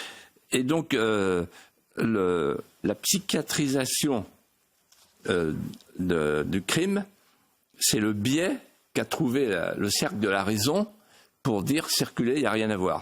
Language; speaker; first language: French; native; French